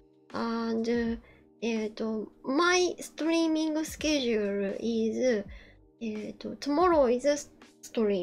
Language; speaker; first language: English; non-native, learner; Japanese